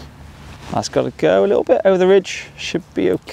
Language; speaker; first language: English; native; English